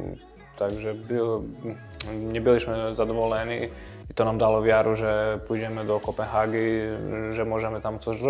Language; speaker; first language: Polish; non-native, fluent; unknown